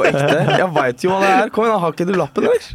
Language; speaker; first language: Norwegian; early bilingual, other home language; Turkish